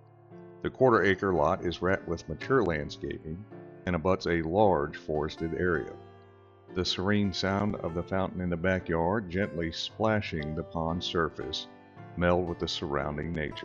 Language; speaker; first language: English; native; English